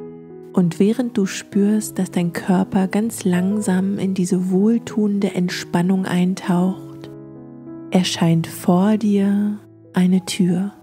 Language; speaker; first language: German; native; German